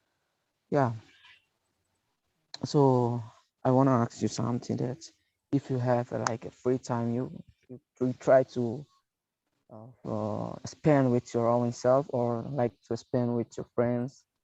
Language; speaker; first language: English; non-native, learner; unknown